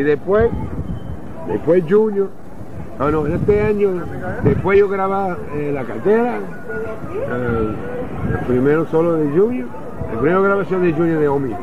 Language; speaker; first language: Spanish; non-native, learner; English